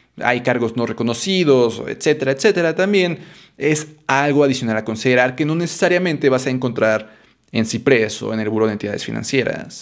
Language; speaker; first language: Spanish; native; Spanish